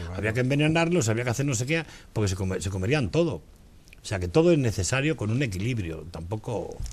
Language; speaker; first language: Spanish; native; Spanish